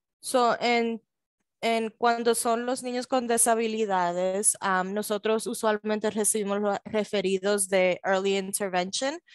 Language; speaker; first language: Spanish; early bilingual, heritage; Spanish